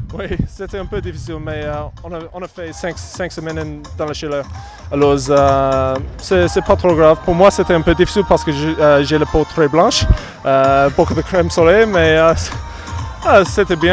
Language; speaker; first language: French; non-native, learner; English